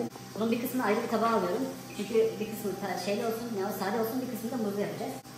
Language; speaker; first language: Turkish; native; Turkish